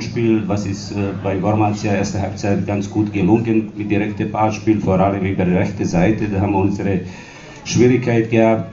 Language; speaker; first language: German; non-native, fluent; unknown